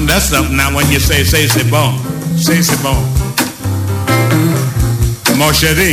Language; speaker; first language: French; non-native, learner; English